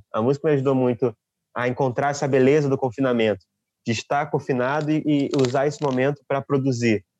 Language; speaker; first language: Portuguese; native; Portuguese